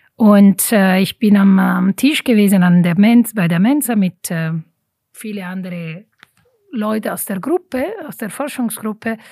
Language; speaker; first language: German; non-native, fluent; Italian